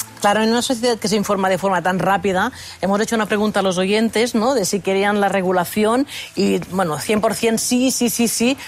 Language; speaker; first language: Spanish; non-native, local second language; Catalan